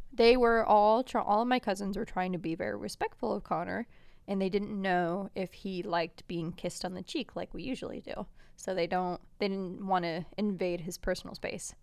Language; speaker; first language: English; early bilingual, other home language; Albanian